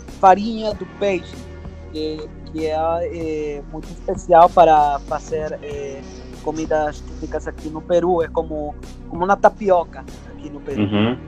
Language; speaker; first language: Portuguese; non-native, fluent; Spanish